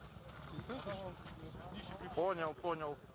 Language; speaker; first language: Russian; native; Russian